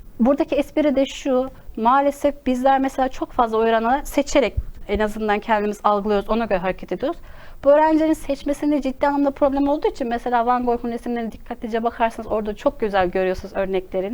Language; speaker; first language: Turkish; native; Turkish